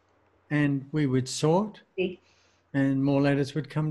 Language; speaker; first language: English; native; English